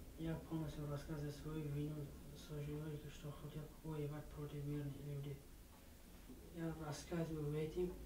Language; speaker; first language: Russian; non-native, local second language; Tajik